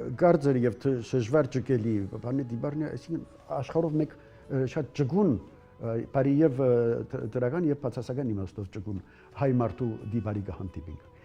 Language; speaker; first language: Armenian; early bilingual, heritage; Armenian